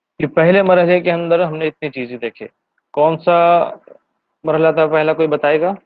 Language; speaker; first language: Urdu; native; Urdu